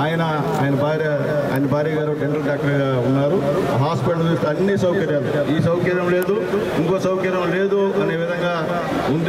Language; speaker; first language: Telugu; native; Telugu